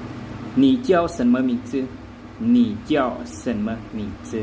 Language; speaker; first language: Chinese; non-native, learner; Lao